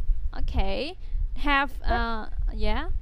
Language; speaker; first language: English; non-native, fluent; Vietnamese